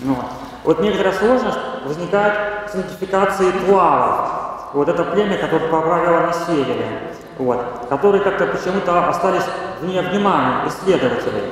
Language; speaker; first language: Russian; native; Russian